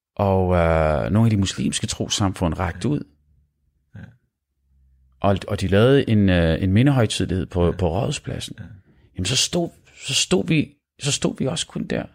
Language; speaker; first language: Danish; early bilingual, other home language; Arabic